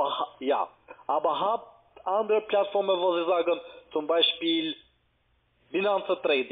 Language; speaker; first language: German; non-native, learner; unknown